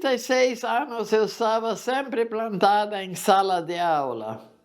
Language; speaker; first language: Portuguese; non-native, local second language; German